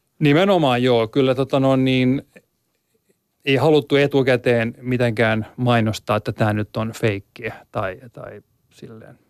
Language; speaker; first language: Finnish; native; Finnish